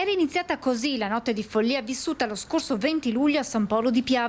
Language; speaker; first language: Italian; native; Italian